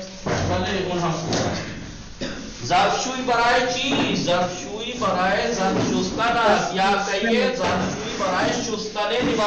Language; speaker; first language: Persian; non-native, fluent; Urdu